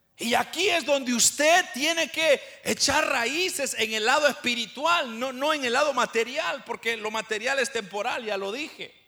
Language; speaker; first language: Spanish; native; Spanish